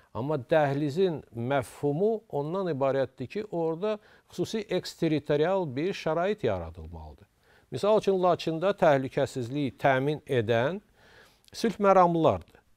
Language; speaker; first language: Azerbaijani; native; Azerbaijani